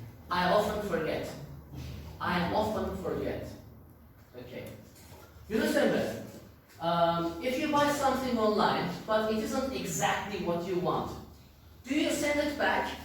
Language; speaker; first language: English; non-native, fluent; Turkish